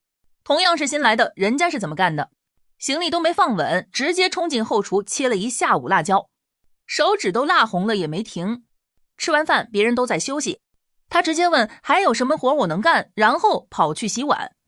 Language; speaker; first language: Chinese; native; Chinese